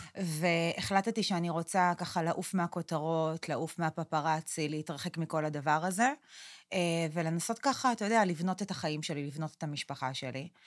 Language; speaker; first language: Hebrew; native; Hebrew